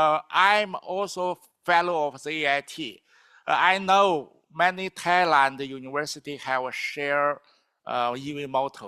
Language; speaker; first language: English; non-native, learner; Chinese